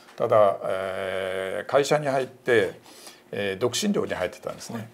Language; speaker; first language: Japanese; native; Japanese